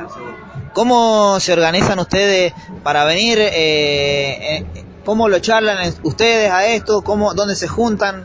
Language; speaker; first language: Spanish; native; Spanish